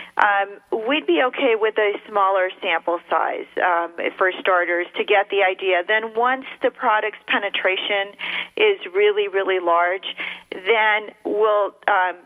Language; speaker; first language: English; early bilingual, other home language; Spanish